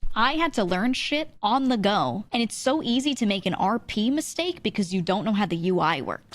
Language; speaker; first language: English; native; English